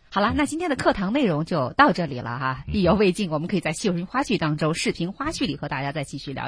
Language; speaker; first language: Chinese; native; Chinese